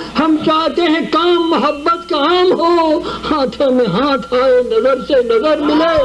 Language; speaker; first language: Urdu; native; Urdu